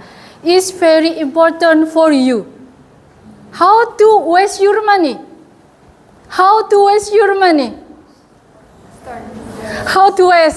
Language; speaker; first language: English; non-native, fluent; Indonesian